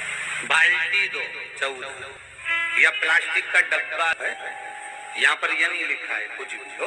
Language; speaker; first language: Hindi; native; Hindi